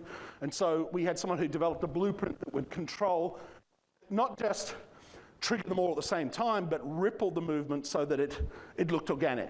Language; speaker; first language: English; native; English